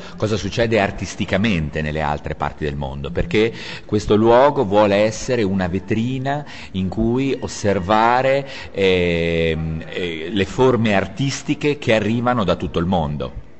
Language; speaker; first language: Italian; native; Italian